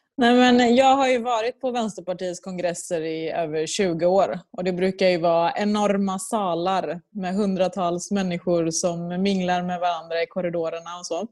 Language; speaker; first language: Swedish; early bilingual, other home language; Persian